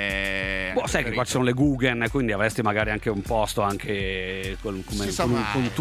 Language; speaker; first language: Italian; native; Italian